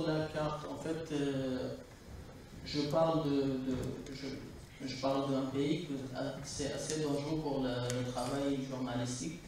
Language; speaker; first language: French; non-native, fluent; Kurdish